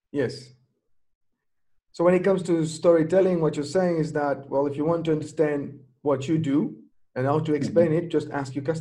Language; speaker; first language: English; non-native, fluent; French